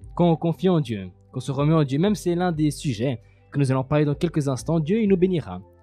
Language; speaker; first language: French; native; French